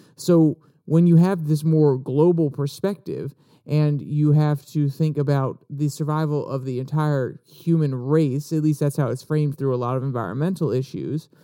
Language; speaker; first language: English; native; English